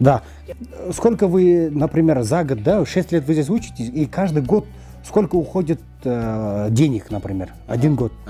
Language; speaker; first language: Russian; non-native, local second language; Kyrgyz